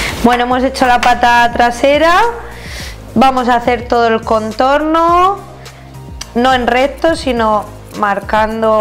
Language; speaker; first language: Spanish; native; Spanish